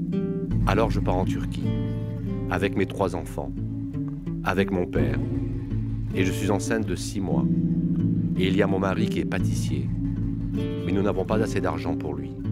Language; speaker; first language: French; non-native, learner; Arabic